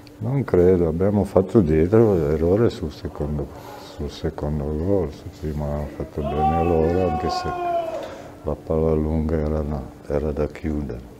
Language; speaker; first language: Italian; non-native, fluent; Czech